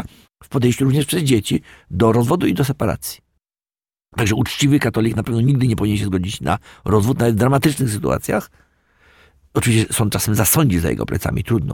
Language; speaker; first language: Polish; native; Polish